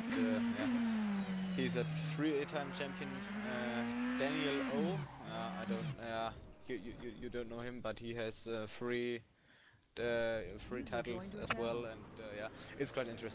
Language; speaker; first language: English; non-native, learner; German